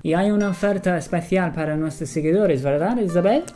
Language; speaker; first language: Spanish; non-native, fluent; English